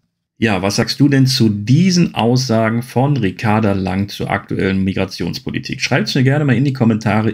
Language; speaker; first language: German; native; German